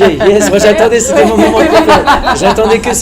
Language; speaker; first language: French; native; French